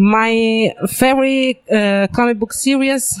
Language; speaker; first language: English; non-native, learner; Italian